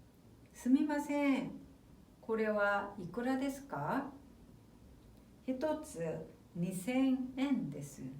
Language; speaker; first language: Japanese; non-native, fluent; Korean